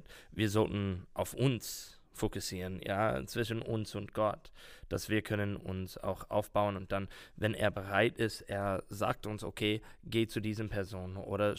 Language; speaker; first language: German; non-native, learner; English